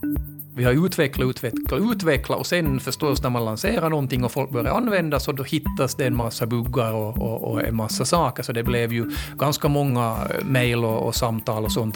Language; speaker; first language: Swedish; native; Swedish